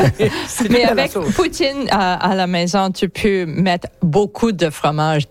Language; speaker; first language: French; non-native, local second language; English